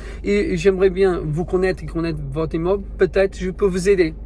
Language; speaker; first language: French; non-native, learner; Portuguese